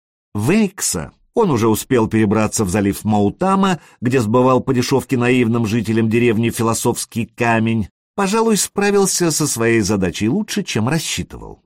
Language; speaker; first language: Russian; native; Russian